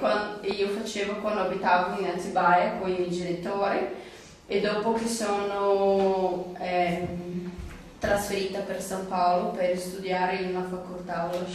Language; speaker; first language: Italian; non-native, learner; Portuguese